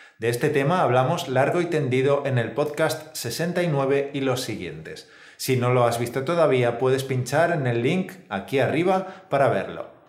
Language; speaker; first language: Spanish; native; Spanish